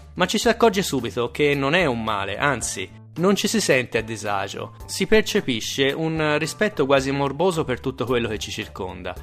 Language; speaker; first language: Italian; native; Italian